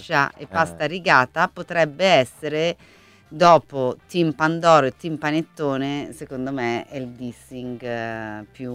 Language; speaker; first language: Italian; native; Italian